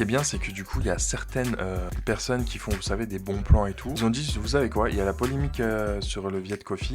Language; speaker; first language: French; native; French